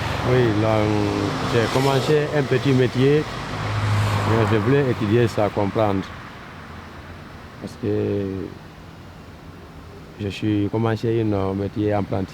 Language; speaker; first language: French; non-native, learner; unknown